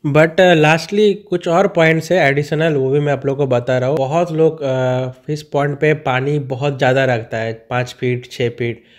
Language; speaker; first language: Hindi; non-native, local second language; Bangla